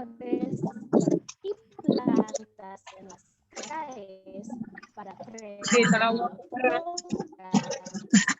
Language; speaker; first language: Spanish; non-native, learner; English